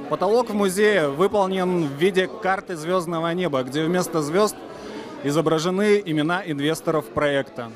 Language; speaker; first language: Russian; native; Russian